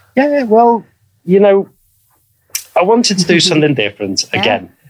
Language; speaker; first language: English; native; English